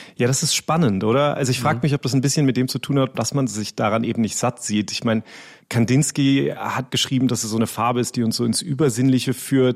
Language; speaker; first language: German; native; German